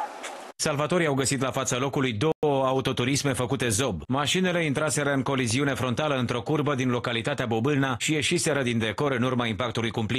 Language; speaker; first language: Romanian; native; Romanian